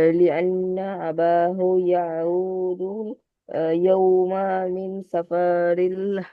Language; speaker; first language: Arabic; non-native, learner; Bangla